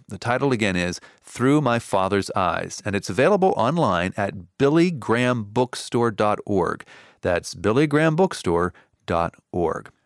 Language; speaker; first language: English; native; English